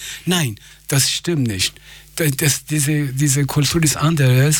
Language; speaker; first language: German; non-native, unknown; Persian